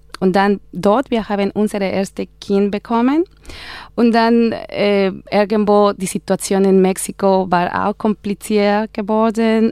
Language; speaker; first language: German; non-native, learner; Spanish